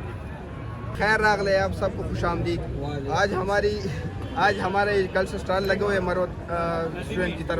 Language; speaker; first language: Hindi; non-native, local second language; Pashto